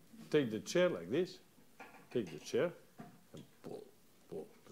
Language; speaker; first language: English; non-native, fluent; Catalan